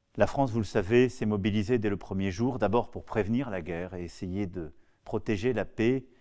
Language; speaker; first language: French; native; French